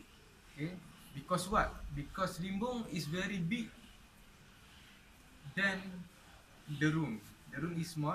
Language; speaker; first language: English; non-native, local second language; Malay